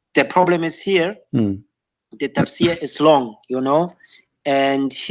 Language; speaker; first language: English; non-native, learner; German